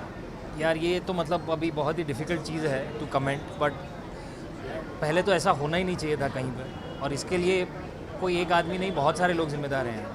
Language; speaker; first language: Hindi; native; Hindi